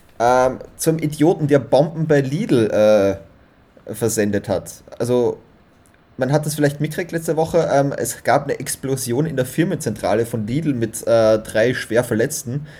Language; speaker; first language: German; native; German